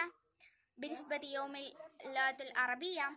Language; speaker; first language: Arabic; non-native, learner; Malayalam